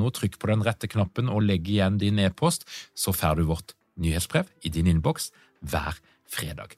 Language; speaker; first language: Norwegian; native; Norwegian